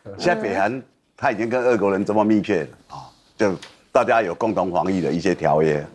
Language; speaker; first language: Chinese; native; Chinese